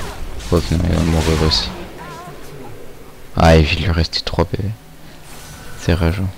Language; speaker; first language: French; native; French